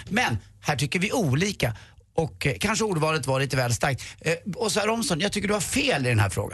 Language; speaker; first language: Swedish; native; Swedish